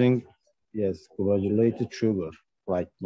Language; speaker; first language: English; non-native, learner; Turkish